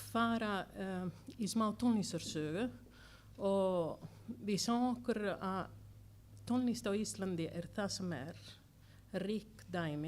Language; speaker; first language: Icelandic; non-native, learner; Italian